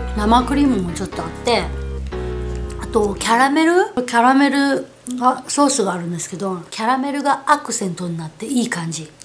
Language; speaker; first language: Japanese; non-native, fluent; Korean